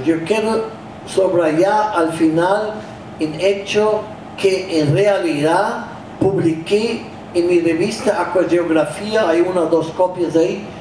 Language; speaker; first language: Spanish; non-native, fluent; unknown